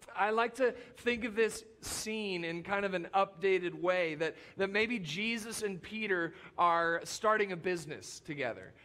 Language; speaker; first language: English; native; English